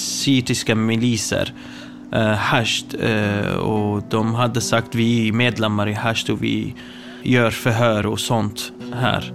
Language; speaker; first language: Swedish; non-native, fluent; Kurdish